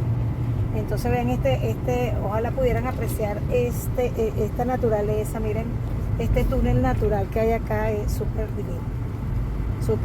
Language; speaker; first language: Spanish; native; Spanish